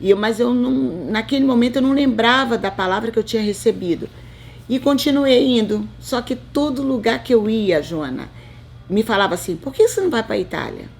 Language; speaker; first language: Portuguese; native; Portuguese